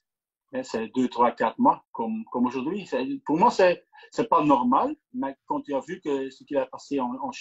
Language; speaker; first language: French; non-native, local second language; Dutch